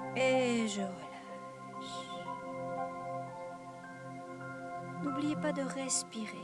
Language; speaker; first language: French; native; French